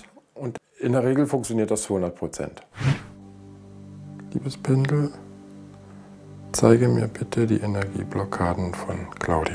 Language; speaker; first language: German; native; German